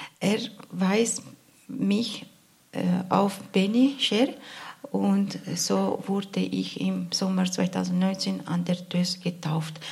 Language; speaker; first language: German; non-native, learner; Arabic